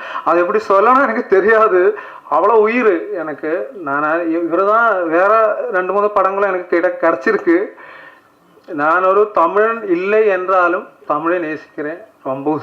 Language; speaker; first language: Tamil; non-native, learner; Malayalam